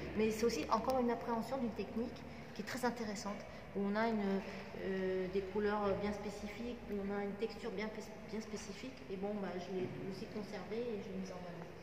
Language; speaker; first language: French; non-native, local second language; Arabic